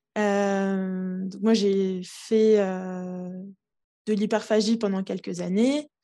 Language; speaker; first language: French; early bilingual, other home language; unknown